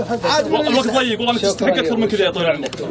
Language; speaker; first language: Arabic; native; Arabic